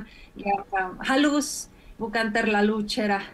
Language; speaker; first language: Indonesian; non-native, fluent; Spanish